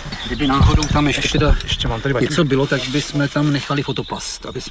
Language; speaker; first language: Czech; native; Czech